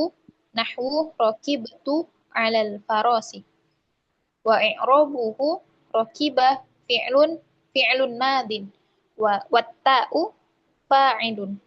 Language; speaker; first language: Arabic; non-native, learner; Indonesian